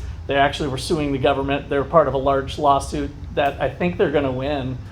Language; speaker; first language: English; native; English